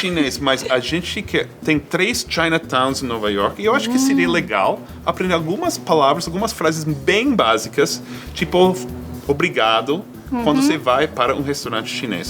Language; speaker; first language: Portuguese; non-native, fluent; English